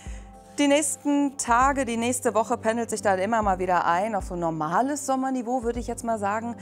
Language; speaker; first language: German; native; German